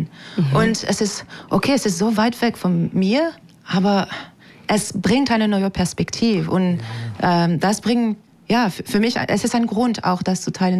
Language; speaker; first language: German; non-native, fluent; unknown